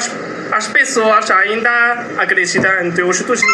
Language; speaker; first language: Portuguese; non-native, learner; Chinese